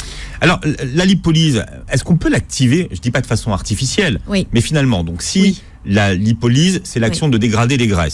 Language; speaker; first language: French; native; French